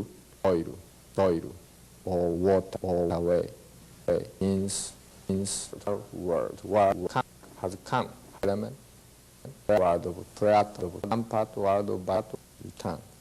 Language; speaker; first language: English; non-native, learner; Japanese